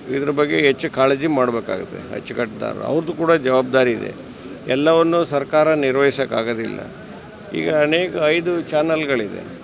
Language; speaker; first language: Kannada; native; Kannada